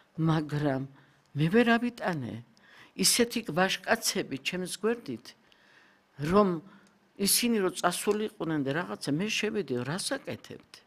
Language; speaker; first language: Georgian; non-native, local second language; Kurdish